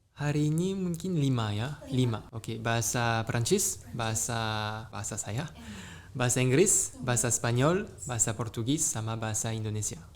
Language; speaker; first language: Malay; non-native, fluent; French